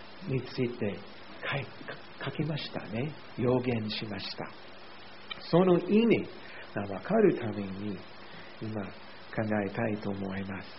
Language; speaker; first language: Japanese; non-native, fluent; English